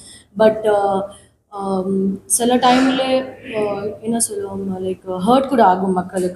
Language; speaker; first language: Tamil; non-native, learner; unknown